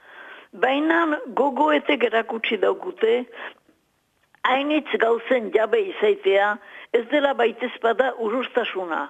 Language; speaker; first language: Basque; native; Basque